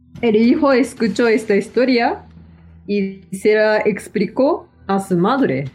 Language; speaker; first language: Spanish; non-native, fluent; Japanese